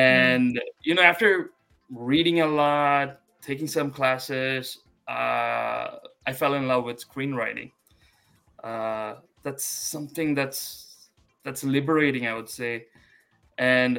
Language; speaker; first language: English; non-native, local second language; Malayalam